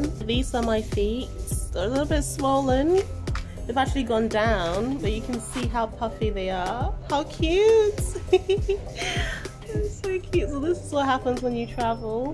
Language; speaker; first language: English; non-native, local second language; Akan